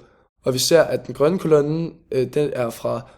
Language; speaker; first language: Danish; native; Danish